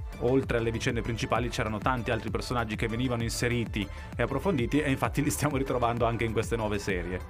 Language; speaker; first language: Italian; native; Italian